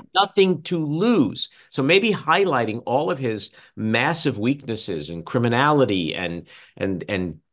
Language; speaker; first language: English; native; English